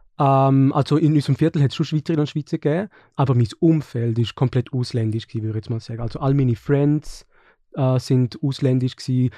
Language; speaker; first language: German; early bilingual, other home language; Serbian